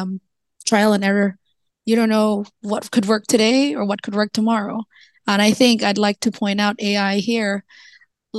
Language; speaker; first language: English; non-native, local second language; Cebuano